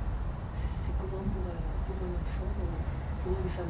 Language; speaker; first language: French; non-native, fluent; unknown